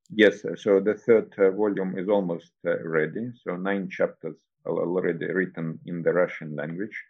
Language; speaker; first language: English; non-native, fluent; Russian